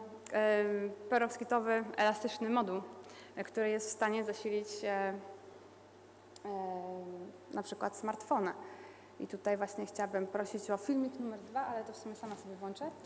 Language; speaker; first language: Polish; native; Polish